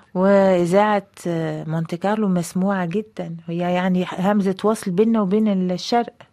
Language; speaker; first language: Egyptian Arabic; non-native, fluent; French